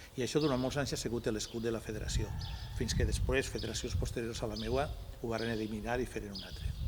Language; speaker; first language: Catalan; non-native, local second language; Spanish